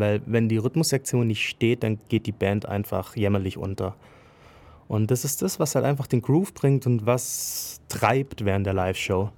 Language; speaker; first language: German; native; German